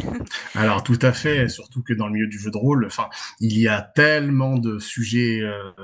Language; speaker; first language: French; native; French